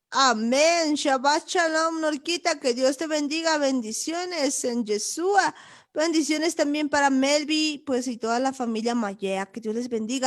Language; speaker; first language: Spanish; native; Spanish